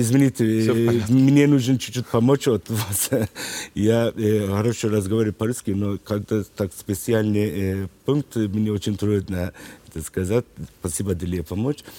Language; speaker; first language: Russian; non-native, learner; Turkish